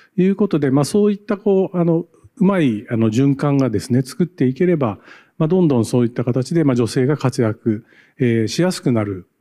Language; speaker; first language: Japanese; native; Japanese